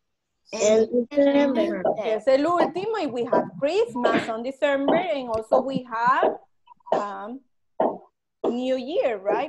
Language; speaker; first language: English; non-native, learner; Spanish